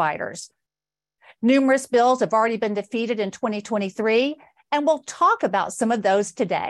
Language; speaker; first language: English; native; English